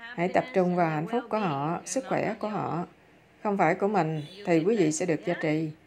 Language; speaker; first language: Vietnamese; native; Vietnamese